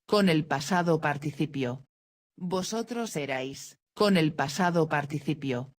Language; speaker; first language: Spanish; non-native, fluent; Dutch